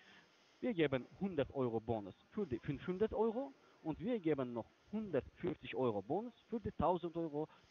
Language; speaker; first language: German; non-native, learner; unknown